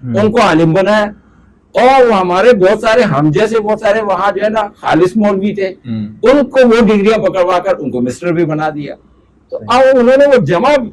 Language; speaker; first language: Urdu; non-native, local second language; Pashto